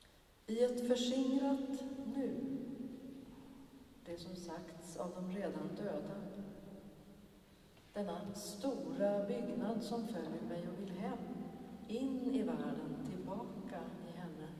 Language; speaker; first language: Swedish; native; Swedish